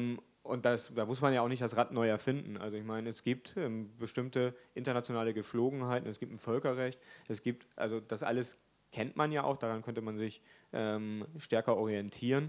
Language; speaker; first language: German; native; German